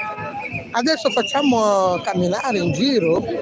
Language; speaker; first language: Italian; non-native, learner; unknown